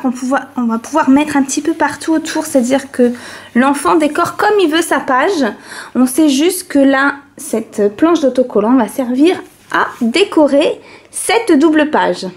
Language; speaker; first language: French; native; French